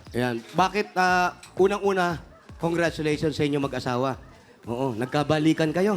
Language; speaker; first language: Filipino; native; Filipino